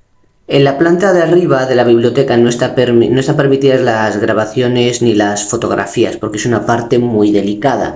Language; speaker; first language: Spanish; native; Spanish